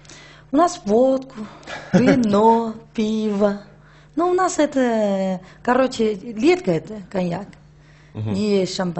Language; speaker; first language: Russian; non-native, learner; Chinese